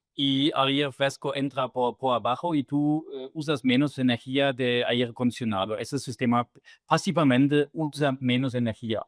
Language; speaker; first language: Spanish; non-native, fluent; German